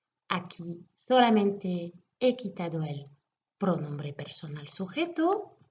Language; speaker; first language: Spanish; non-native, fluent; French